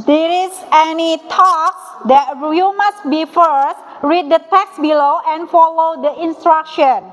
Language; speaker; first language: English; non-native, learner; Indonesian